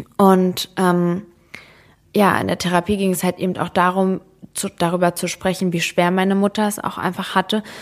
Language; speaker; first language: German; early bilingual, other home language; Serbian